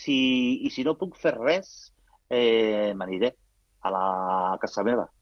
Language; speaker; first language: Catalan; non-native, local second language; Spanish